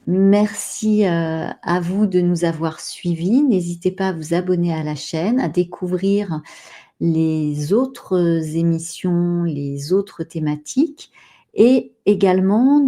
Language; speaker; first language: French; native; French